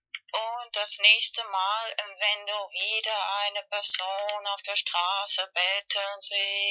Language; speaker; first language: German; non-native, learner; Spanish